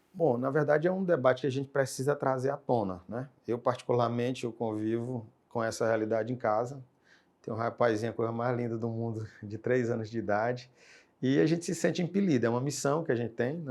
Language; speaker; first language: Portuguese; native; Portuguese